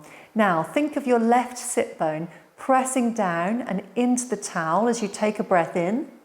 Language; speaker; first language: English; native; English